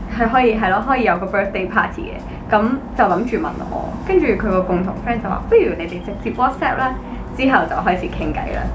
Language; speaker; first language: Cantonese; early bilingual, other home language; Hindi